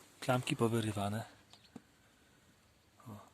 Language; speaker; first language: Polish; native; Polish